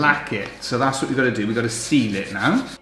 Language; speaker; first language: English; native; English